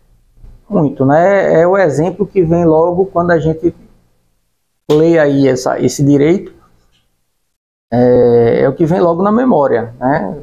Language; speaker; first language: Portuguese; native; Portuguese